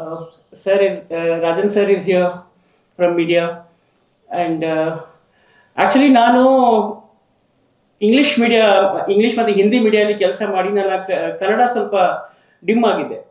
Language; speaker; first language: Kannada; non-native, local second language; Urdu